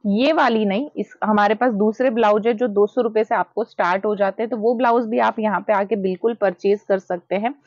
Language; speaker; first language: Hindi; non-native, local second language; Gujarati